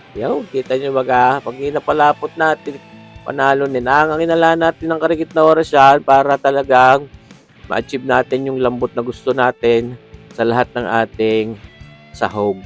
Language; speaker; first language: Filipino; native; Filipino